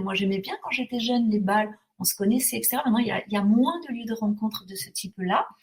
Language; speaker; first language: French; native; French